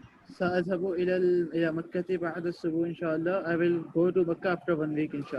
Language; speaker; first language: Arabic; non-native, learner; Urdu